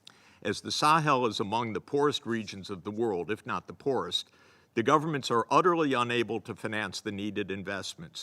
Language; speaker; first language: English; native; English